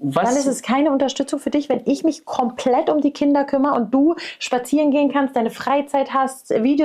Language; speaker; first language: German; native; German